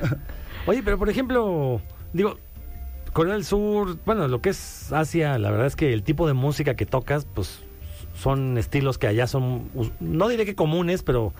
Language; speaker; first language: Spanish; native; Spanish